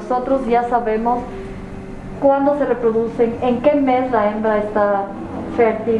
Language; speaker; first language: Spanish; native; Spanish